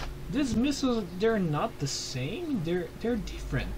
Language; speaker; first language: English; non-native, fluent; Portuguese